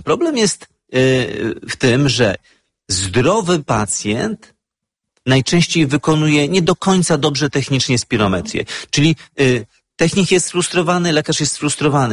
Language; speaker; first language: Polish; native; Polish